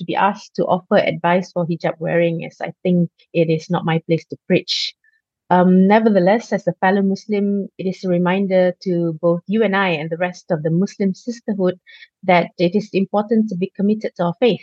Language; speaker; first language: English; non-native, local second language; Malay